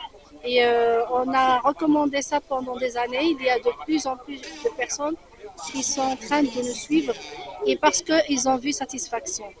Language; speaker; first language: French; non-native, fluent; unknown